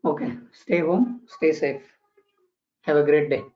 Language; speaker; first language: English; non-native, local second language; Kannada